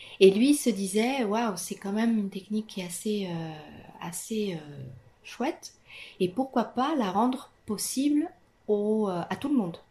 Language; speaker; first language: French; non-native, fluent; Italian